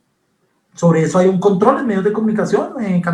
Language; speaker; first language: Spanish; native; Spanish